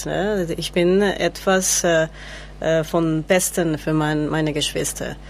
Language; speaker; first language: German; non-native, learner; Spanish